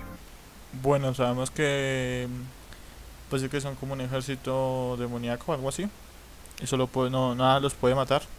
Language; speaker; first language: Spanish; native; Spanish